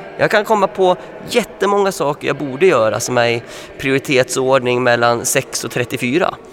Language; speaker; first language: Swedish; native; Swedish